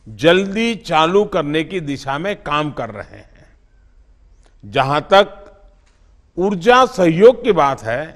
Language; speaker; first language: Hindi; non-native, local second language; Gujarati